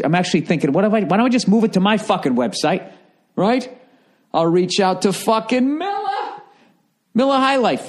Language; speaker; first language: English; native; English